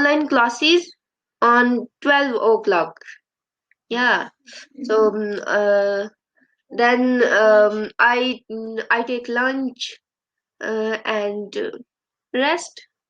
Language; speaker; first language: English; non-native, learner; Urdu